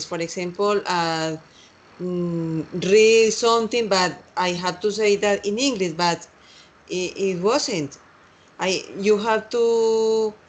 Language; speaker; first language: English; non-native, learner; Spanish